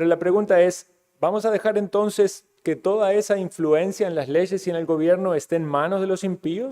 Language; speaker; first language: Spanish; native; Spanish